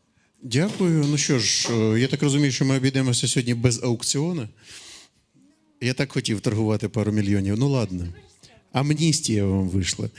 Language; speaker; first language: Ukrainian; native; Ukrainian